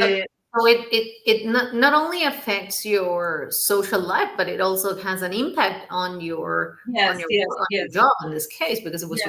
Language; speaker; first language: English; non-native, fluent; Spanish